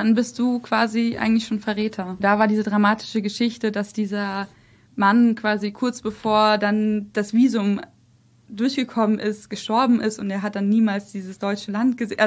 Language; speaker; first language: German; early bilingual, other home language; Russian